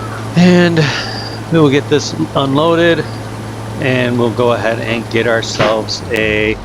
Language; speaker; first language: English; native; English